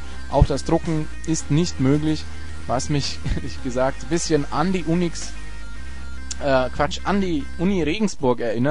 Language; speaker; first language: German; native; German